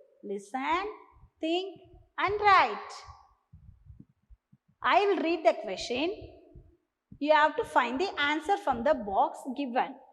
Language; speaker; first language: English; non-native, local second language; Tamil